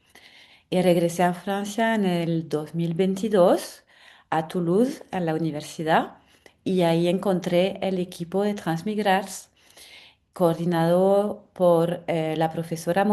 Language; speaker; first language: Spanish; non-native, fluent; French